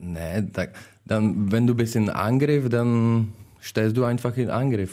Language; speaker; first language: German; non-native, learner; Czech